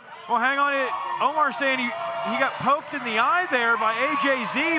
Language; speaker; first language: English; native; English